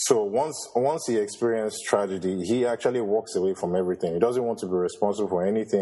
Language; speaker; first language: English; non-native, local second language; Yoruba